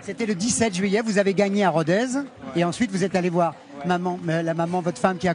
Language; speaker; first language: French; native; French